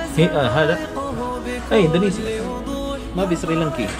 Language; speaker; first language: Arabic; non-native, learner; Filipino